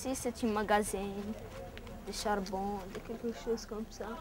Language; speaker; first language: French; non-native, learner; Arabic